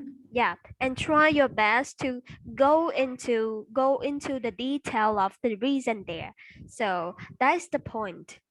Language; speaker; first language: English; non-native, fluent; Vietnamese